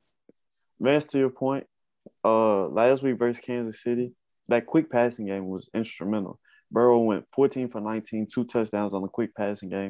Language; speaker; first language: English; native; English